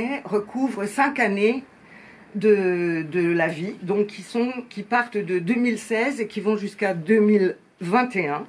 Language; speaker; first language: French; native; French